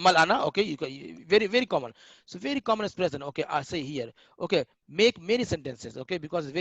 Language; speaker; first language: English; non-native, learner; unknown